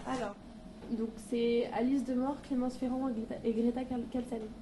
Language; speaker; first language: French; native; French